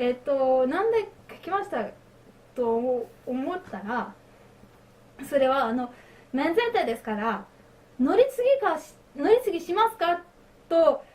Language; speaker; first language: Japanese; non-native, learner; French